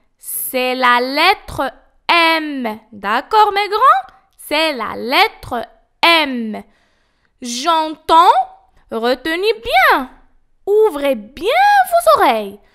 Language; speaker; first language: French; non-native, local second language; Arabic